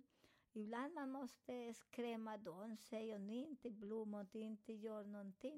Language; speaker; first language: Swedish; non-native, fluent; Spanish